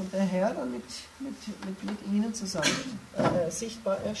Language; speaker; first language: German; native; German